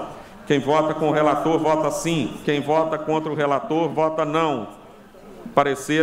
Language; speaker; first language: Portuguese; native; Portuguese